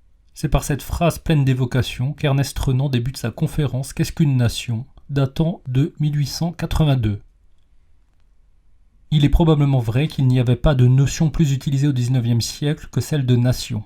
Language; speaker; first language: French; native; French